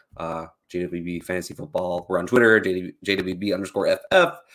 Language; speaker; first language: English; native; English